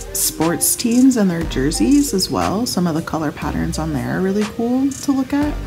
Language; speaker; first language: English; native; English